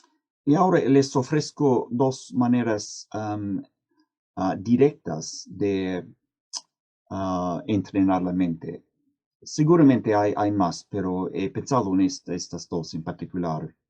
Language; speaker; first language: Spanish; non-native, fluent; English